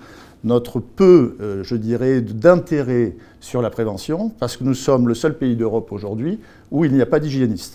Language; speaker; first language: French; native; French